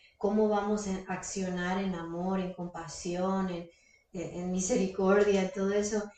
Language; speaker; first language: Spanish; early bilingual, heritage; Spanish